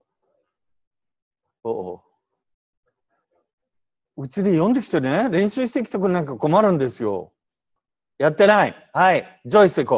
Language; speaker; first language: Japanese; native; Japanese